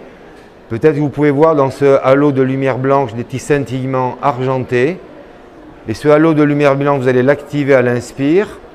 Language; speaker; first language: French; native; French